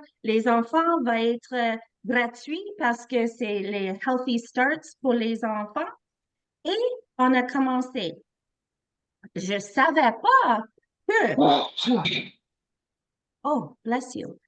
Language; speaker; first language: French; non-native, local second language; English